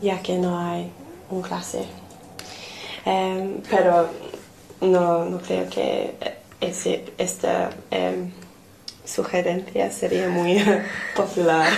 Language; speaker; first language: Spanish; non-native, fluent; English